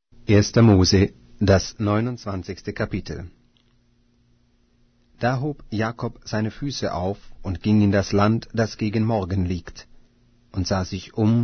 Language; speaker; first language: German; native; German